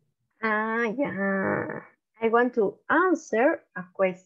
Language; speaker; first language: English; non-native, learner; Spanish